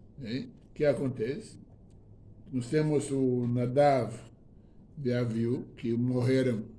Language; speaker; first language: Portuguese; non-native, fluent; Hebrew